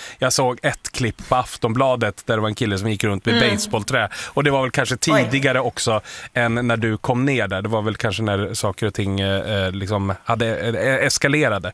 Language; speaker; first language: Swedish; native; Swedish